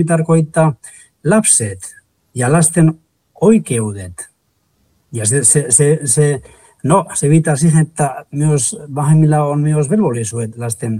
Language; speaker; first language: Finnish; non-native, fluent; Spanish